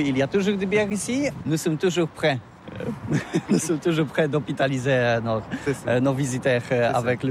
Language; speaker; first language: French; non-native, learner; Polish